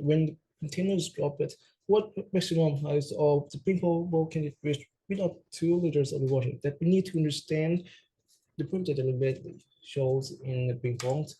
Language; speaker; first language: English; non-native, learner; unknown